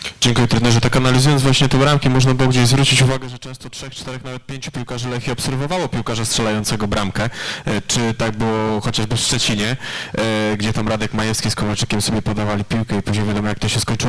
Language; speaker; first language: Polish; native; Polish